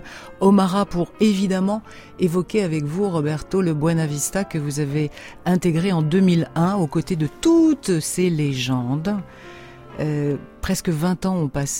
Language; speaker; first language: French; native; French